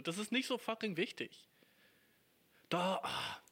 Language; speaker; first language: German; native; German